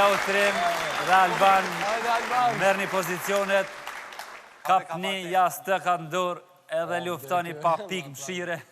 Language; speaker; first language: Albanian; native; Albanian